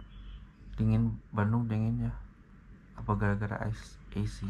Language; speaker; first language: Indonesian; native; Indonesian